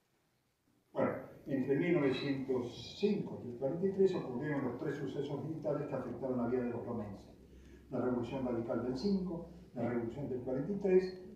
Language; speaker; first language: Spanish; native; Spanish